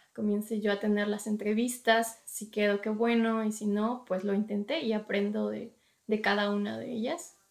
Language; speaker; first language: Spanish; native; Spanish